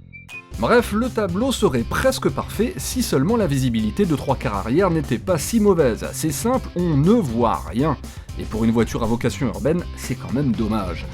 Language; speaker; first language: French; native; French